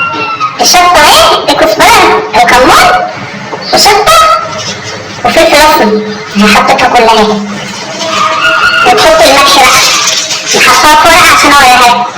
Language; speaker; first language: Arabic; native; Arabic